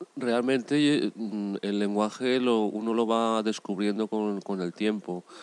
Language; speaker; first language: Spanish; native; Spanish